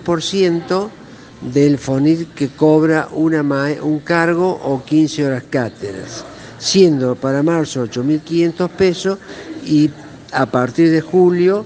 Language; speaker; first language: Spanish; native; Spanish